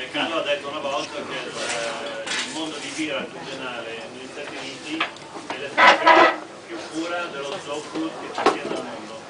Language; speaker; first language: Italian; early bilingual, heritage; English